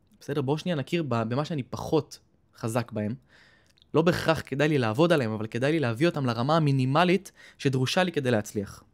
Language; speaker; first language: Hebrew; native; Hebrew